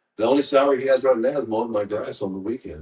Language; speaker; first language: English; native; English